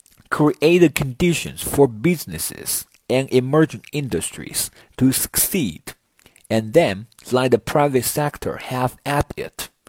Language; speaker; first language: English; non-native, fluent; Chinese